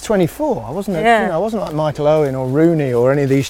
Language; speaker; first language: English; native; English